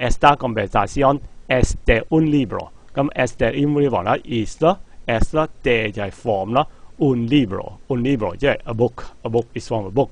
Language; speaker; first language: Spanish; non-native, fluent; Cantonese